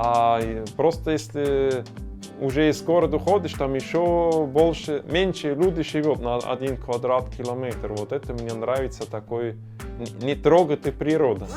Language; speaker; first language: Russian; non-native, learner; German